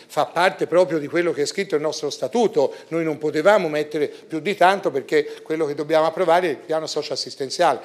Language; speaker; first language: Italian; native; Italian